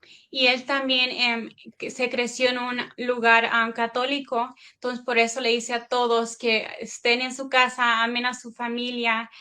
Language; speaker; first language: Spanish; early bilingual, heritage; Spanish